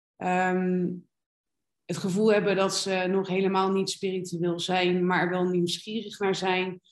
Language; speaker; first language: Dutch; native; Dutch